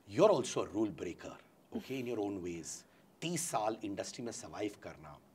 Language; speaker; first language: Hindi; non-native, local second language; Tamil